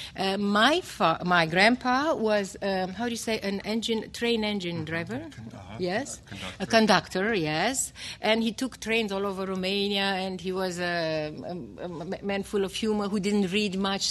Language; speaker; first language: English; non-native, fluent; Romanian